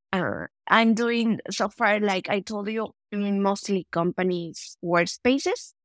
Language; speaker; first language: English; non-native, fluent; Spanish